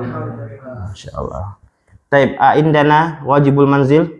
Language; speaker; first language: Arabic; non-native, fluent; Indonesian